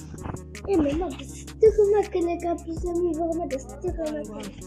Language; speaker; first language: Dutch; early bilingual, other home language; French